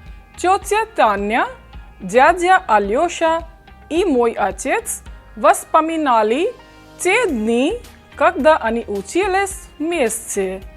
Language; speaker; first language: Russian; non-native, fluent; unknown